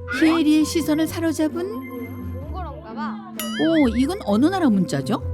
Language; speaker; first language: Korean; native; Korean